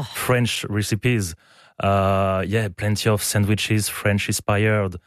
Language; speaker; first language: English; non-native, fluent; French